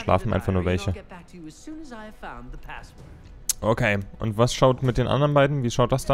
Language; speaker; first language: German; native; German